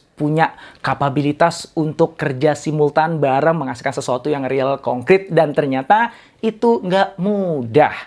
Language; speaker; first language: Indonesian; native; Indonesian